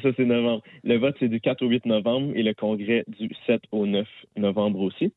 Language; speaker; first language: French; native; French